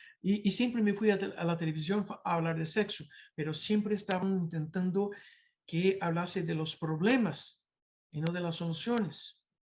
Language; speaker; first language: Spanish; non-native, fluent; Portuguese